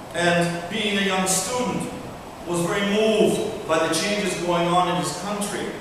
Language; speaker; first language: English; early bilingual, other home language; Russian